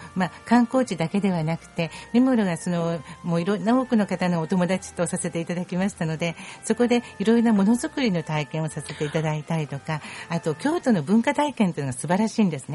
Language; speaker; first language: Japanese; native; Japanese